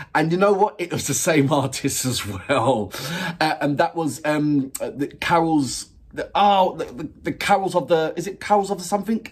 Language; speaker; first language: English; native; English